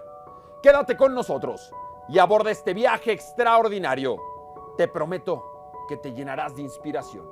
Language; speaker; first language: Spanish; native; Spanish